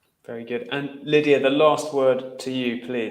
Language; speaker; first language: English; native; English